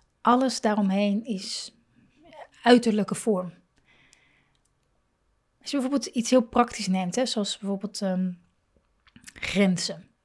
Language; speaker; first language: Dutch; native; Dutch